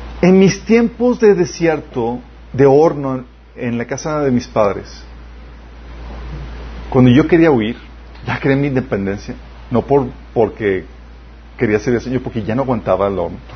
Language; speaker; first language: Spanish; native; Spanish